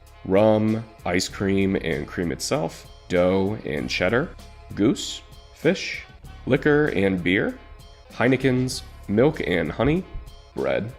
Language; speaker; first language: English; native; English